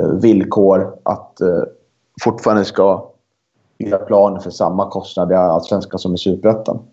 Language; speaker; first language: Swedish; native; Swedish